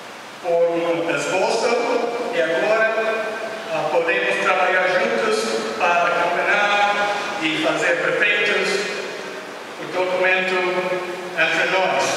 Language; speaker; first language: Portuguese; non-native, learner; English